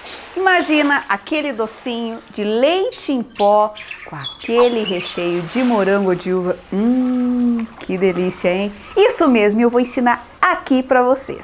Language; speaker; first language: Portuguese; native; Portuguese